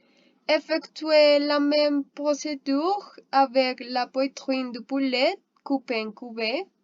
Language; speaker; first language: French; non-native, learner; Spanish